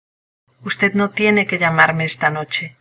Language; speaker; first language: Spanish; non-native, learner; English